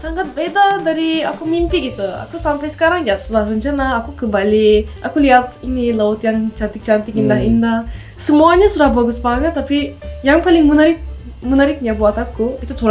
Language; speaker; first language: Indonesian; non-native, fluent; Turkish